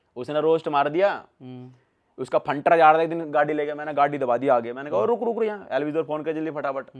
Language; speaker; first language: Hindi; native; Hindi